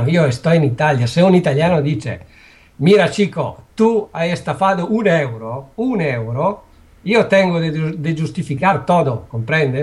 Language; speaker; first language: Spanish; non-native, learner; Italian